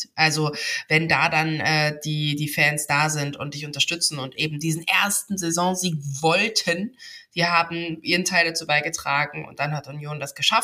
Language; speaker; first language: German; native; German